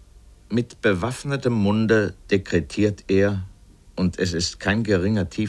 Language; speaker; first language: German; native; German